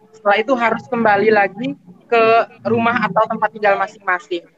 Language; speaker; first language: Indonesian; native; Indonesian